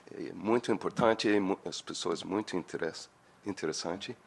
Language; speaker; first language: Portuguese; non-native, learner; English